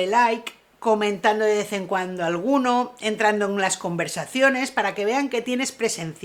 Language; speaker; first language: Spanish; native; Spanish